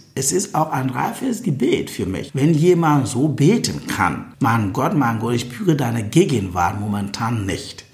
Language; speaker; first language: German; non-native, fluent; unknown